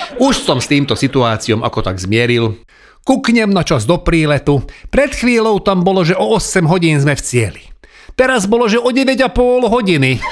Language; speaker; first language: Slovak; non-native, local second language; Hungarian